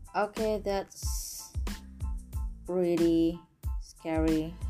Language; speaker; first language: English; non-native, fluent; Indonesian